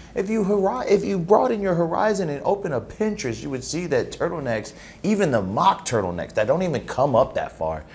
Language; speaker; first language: English; native; English